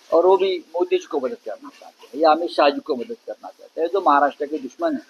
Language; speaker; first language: Hindi; non-native, local second language; Marathi